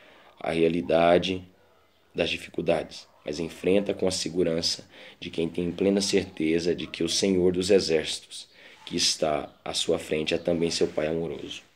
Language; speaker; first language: Portuguese; native; Portuguese